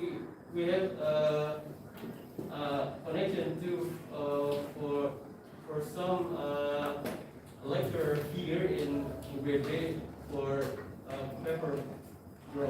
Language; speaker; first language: English; non-native, fluent; Indonesian